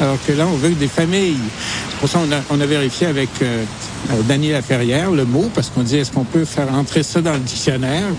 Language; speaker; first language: French; native; French